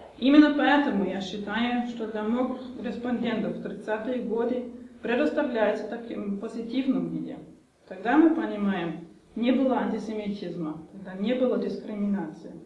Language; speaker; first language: Russian; non-native, fluent; German